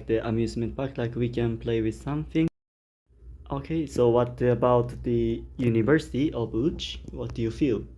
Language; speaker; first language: English; non-native, learner; Japanese